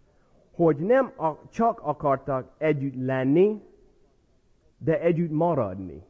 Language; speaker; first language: Hungarian; non-native, fluent; English